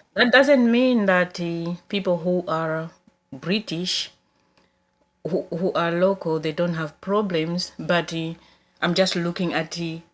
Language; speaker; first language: English; non-native, local second language; Nyanja